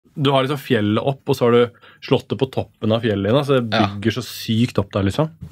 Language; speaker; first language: Norwegian; native; Norwegian